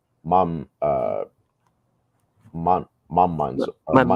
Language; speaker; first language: Chinese; non-native, learner; English